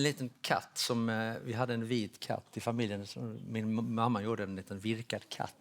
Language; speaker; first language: Swedish; native; Swedish